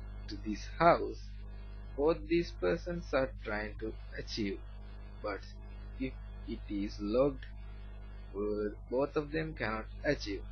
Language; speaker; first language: English; non-native, learner; Sinhala